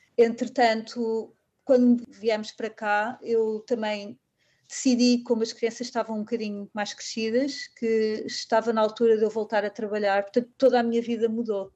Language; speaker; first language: Portuguese; native; Portuguese